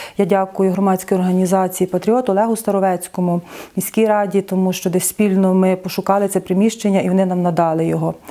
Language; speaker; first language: Ukrainian; native; Ukrainian